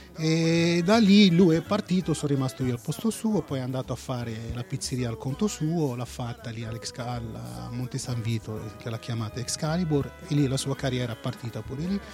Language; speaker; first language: Italian; non-native, fluent; Arabic